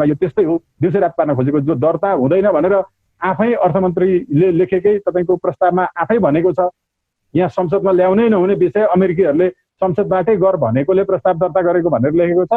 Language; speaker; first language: Nepali; native; Nepali